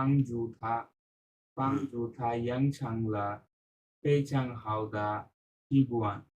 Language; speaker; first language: Chinese; non-native, learner; Bangla